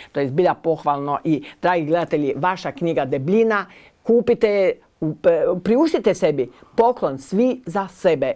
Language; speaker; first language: Croatian; native; Croatian